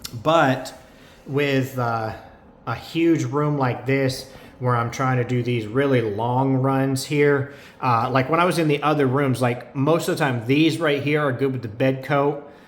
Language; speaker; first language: English; native; English